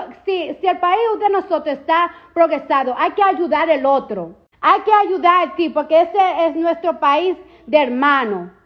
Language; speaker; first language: Spanish; early bilingual, heritage; Spanish